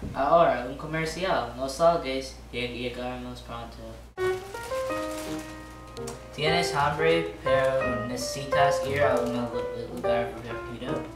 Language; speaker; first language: Spanish; non-native, learner; English